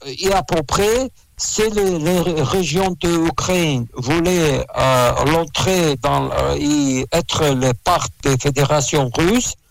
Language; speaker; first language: French; non-native, learner; Russian